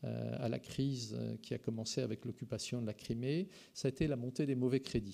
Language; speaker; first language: French; native; French